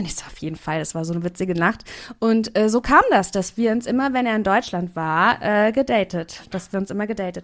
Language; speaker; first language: German; native; German